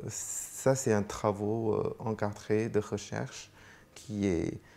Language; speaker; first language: French; non-native, fluent; Chinese